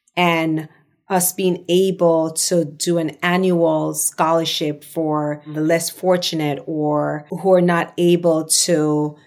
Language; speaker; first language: English; non-native, local second language; Jamaican Creole English